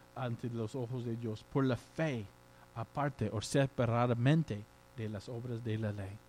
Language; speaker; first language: Spanish; non-native, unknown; English